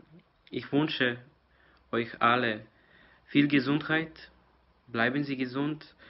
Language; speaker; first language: German; non-native, learner; Serbian